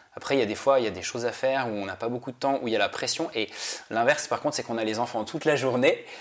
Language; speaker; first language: French; native; French